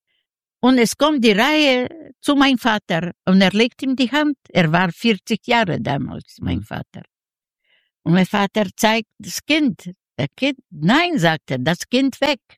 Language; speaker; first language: German; non-native, learner; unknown